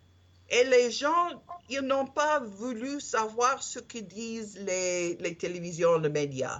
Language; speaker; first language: French; non-native, learner; English